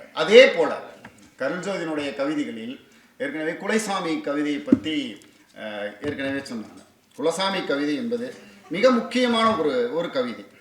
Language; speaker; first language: Tamil; native; Tamil